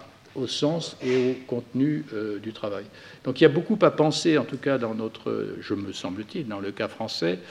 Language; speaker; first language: French; native; French